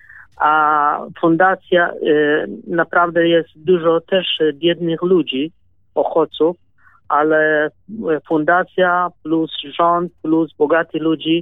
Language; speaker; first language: Polish; non-native, learner; Kurdish